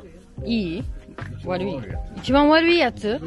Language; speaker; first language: Japanese; non-native, fluent; French